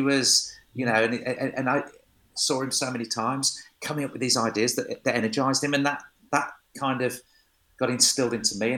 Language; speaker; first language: English; native; English